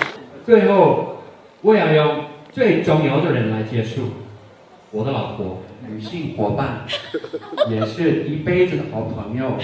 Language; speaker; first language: Chinese; non-native, learner; English